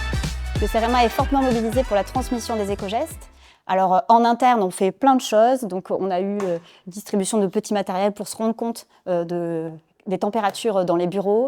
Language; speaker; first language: French; native; French